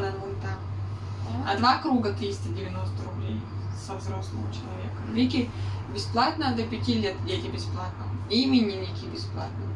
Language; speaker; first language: Russian; native; Russian